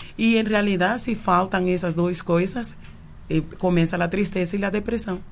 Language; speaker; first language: Portuguese; non-native, fluent; Spanish